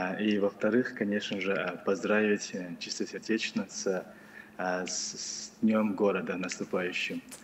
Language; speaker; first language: Russian; non-native, local second language; Kazakh